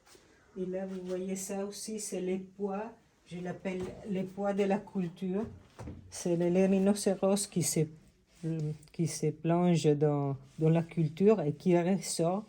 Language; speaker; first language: French; non-native, fluent; Italian